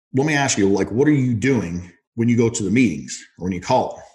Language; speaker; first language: English; native; English